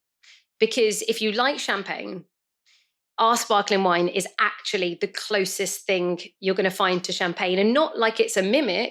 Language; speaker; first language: English; native; English